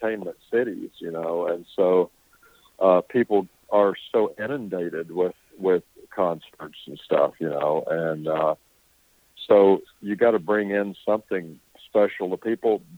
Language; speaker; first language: English; native; English